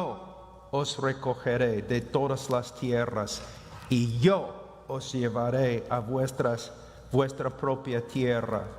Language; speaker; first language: Spanish; non-native, fluent; English